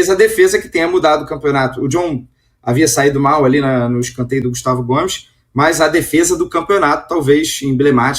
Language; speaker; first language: Portuguese; native; Portuguese